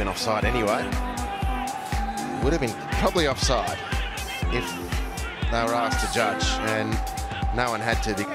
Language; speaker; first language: English; native; English